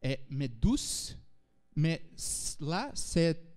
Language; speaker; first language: French; non-native, fluent; Portuguese